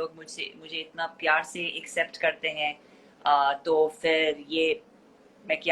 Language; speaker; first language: Hindi; non-native, fluent; English